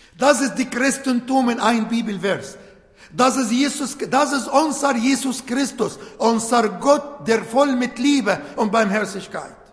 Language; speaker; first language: German; non-native, fluent; Arabic